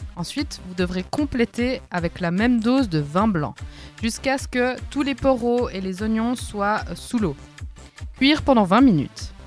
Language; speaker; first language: French; native; French